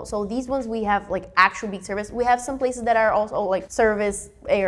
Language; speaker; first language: English; non-native, fluent; Portuguese